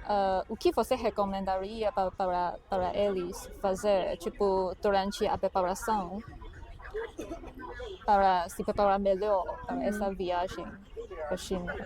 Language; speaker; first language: Portuguese; non-native, fluent; Chinese